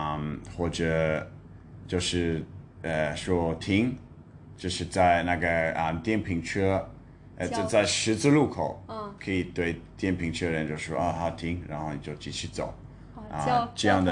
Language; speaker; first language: Chinese; non-native, fluent; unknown